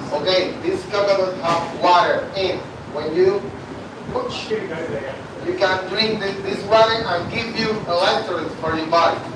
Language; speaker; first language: English; non-native, learner; Spanish